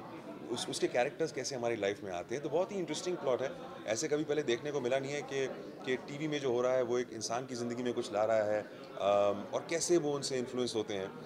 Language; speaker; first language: Hindi; native; Hindi